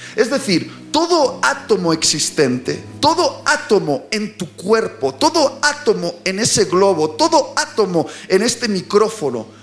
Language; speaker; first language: Spanish; native; Spanish